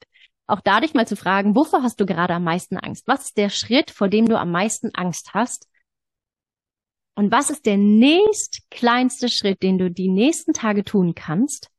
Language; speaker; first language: German; native; German